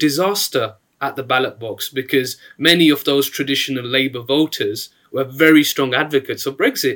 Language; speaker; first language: English; native; English